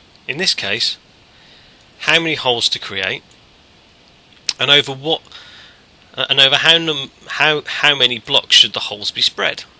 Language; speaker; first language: English; native; English